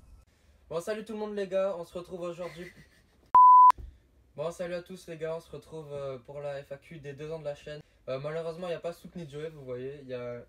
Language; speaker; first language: French; native; French